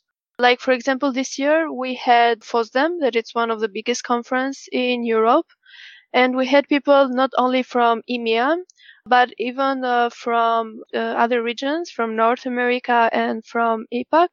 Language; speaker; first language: English; non-native, fluent; Albanian